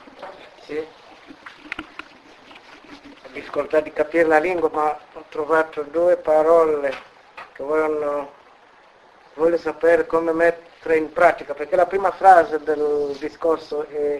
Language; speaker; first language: Italian; non-native, learner; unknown